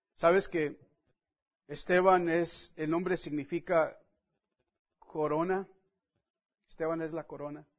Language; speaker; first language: Spanish; non-native, fluent; English